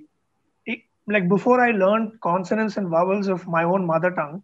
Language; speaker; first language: English; non-native, local second language; Tamil